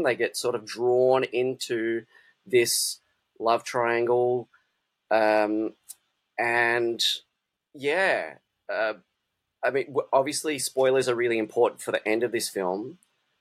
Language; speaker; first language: English; native; English